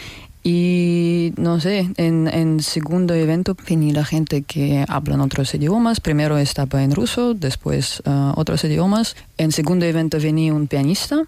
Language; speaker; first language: Spanish; non-native, learner; Russian